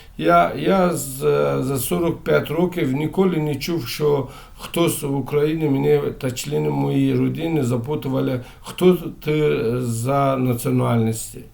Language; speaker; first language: Ukrainian; non-native, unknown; Azerbaijani